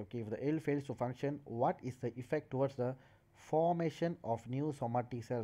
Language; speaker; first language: English; non-native, local second language; Tamil